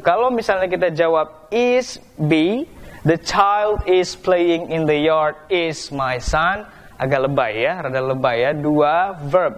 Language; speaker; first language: English; non-native, fluent; Indonesian